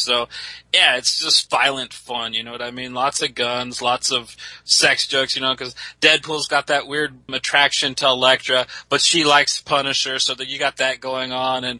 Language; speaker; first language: English; native; English